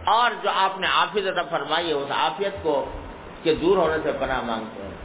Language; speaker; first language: Urdu; native; Urdu